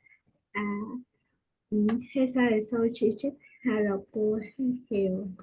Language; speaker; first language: Korean; non-native, learner; Vietnamese